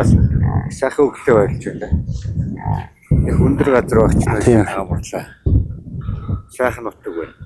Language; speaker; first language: Mongolian; native; Mongolian